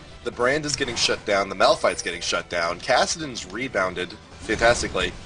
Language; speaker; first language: English; native; English